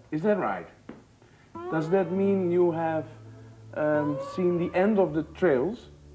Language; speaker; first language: English; non-native, fluent; Dutch